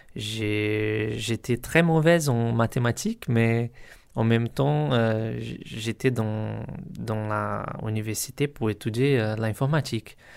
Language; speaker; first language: French; non-native, learner; Portuguese